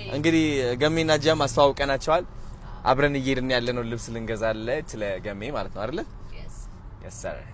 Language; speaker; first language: Amharic; native; Amharic